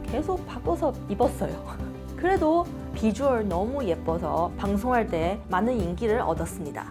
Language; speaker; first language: Korean; non-native, fluent; Chinese